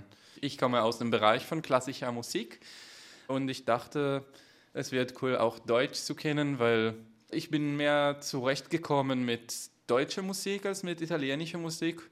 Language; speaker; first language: German; non-native, fluent; Hebrew